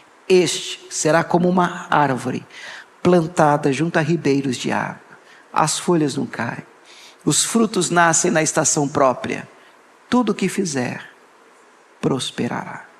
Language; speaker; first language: Portuguese; native; Portuguese